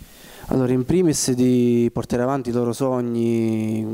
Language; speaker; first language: Italian; native; Italian